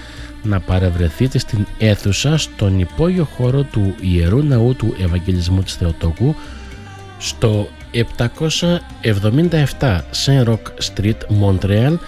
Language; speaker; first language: Greek; native; Greek